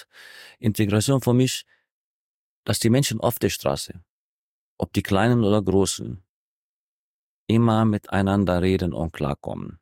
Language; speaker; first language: German; non-native, fluent; Arabic